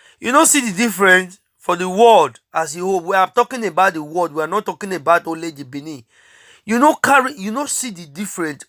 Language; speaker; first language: Nigerian Pidgin; non-native, local second language; Bini